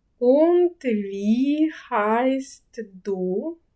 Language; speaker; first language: German; non-native, fluent; Ukrainian